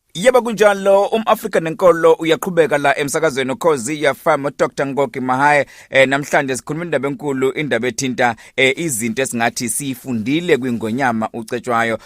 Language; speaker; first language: Zulu; native; Zulu